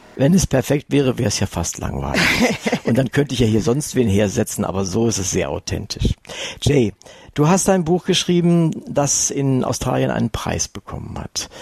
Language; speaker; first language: German; native; German